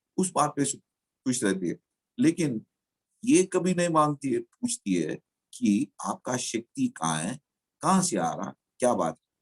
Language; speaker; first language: Hindi; non-native, local second language; Telugu